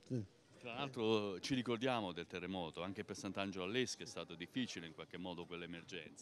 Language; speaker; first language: Italian; native; Italian